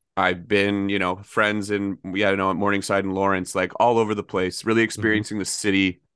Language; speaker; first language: English; native; English